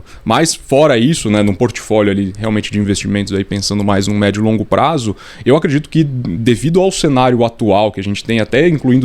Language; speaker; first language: Portuguese; native; Portuguese